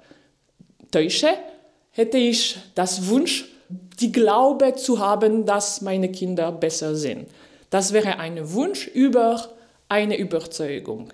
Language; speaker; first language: German; non-native, fluent; French